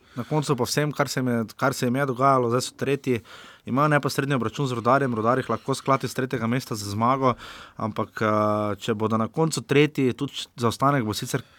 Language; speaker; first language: Slovenian; native; Slovenian